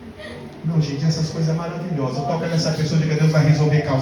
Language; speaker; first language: Portuguese; native; Portuguese